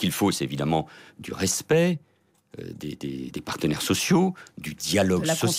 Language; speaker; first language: French; early bilingual, other home language; Catalan